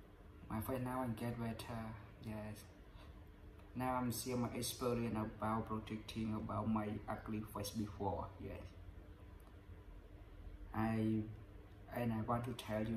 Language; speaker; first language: English; non-native, learner; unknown